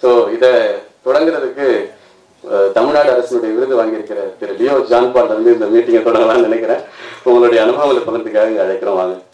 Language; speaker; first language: Tamil; native; Tamil